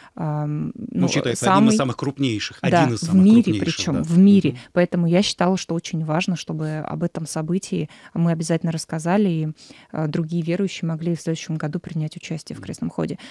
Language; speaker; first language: Russian; native; Russian